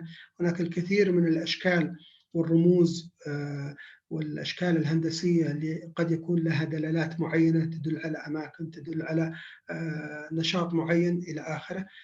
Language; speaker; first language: Arabic; native; Arabic